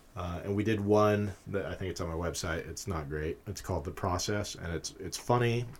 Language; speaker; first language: English; native; English